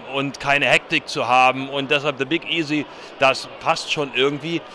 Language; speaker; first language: German; native; German